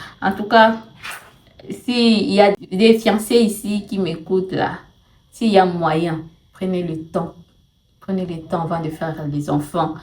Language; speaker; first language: French; non-native, local second language; Swahili